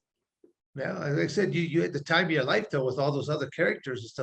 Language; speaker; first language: English; native; English